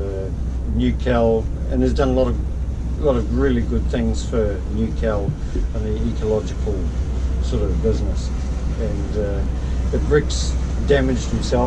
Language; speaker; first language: English; native; English